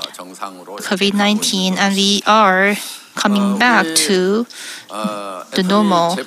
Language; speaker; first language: English; non-native, fluent; Korean